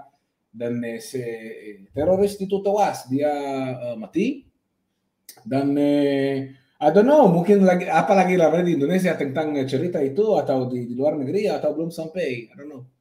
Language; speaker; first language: Indonesian; non-native, fluent; Hebrew